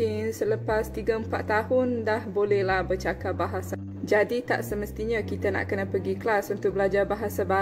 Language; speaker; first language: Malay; non-native, fluent; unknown